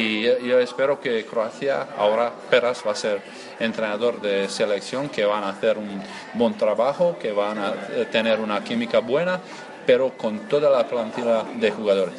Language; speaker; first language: Spanish; non-native, learner; Croatian